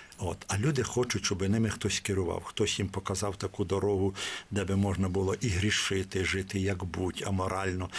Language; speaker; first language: Ukrainian; native; Ukrainian